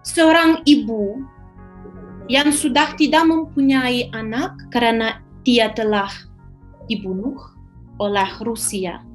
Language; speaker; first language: Indonesian; non-native, fluent; Ukrainian